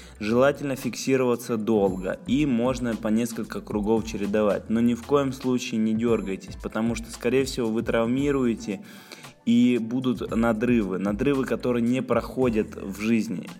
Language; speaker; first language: Russian; native; Russian